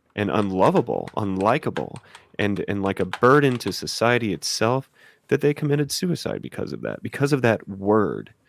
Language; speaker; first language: English; native; English